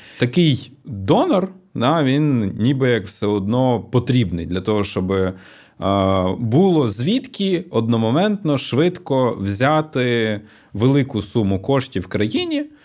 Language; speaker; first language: Ukrainian; native; Ukrainian